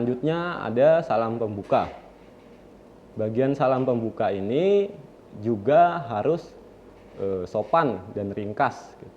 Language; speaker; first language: Indonesian; native; Indonesian